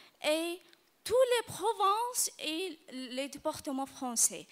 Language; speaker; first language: French; non-native, learner; Arabic